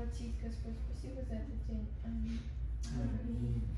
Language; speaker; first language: Russian; early bilingual, heritage; Russian